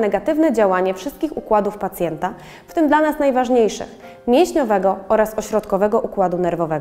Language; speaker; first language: Polish; native; Polish